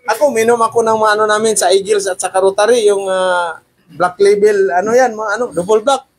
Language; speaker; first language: Filipino; non-native, local second language; Cebuano